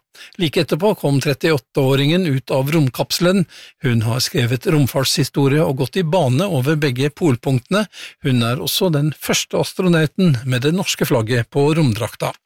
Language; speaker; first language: Norwegian; native; Norwegian